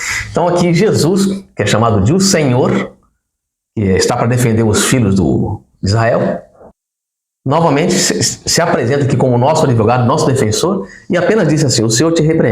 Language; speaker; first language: Portuguese; native; Portuguese